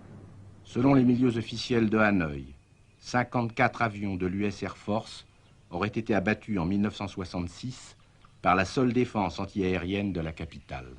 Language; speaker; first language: French; native; French